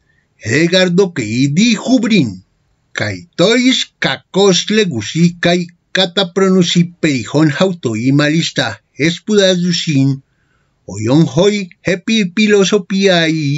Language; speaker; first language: Greek; non-native, fluent; Spanish